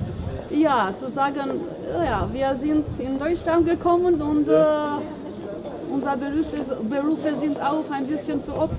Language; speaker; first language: German; non-native, learner; Albanian